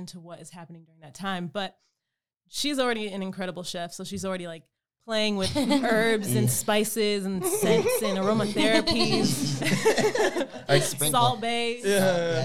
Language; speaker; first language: English; native; English